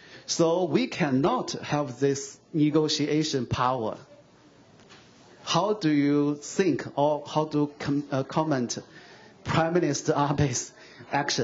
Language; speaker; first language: English; non-native, fluent; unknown